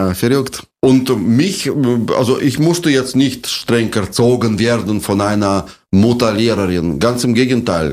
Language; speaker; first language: German; non-native, fluent; Russian